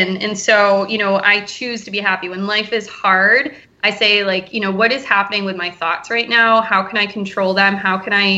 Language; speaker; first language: English; native; English